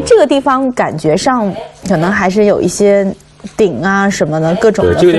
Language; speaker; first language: Chinese; native; Chinese